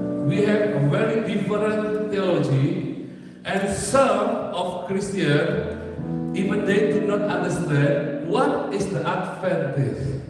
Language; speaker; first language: English; non-native, learner; Indonesian